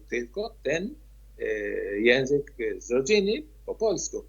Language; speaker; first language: Polish; early bilingual, heritage; Polish